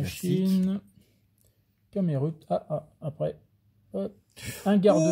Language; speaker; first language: French; native; French